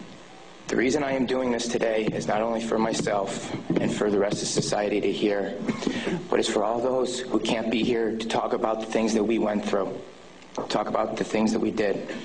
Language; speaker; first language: English; native; English